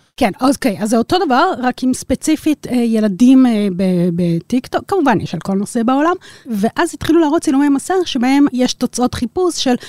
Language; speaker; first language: Hebrew; native; Hebrew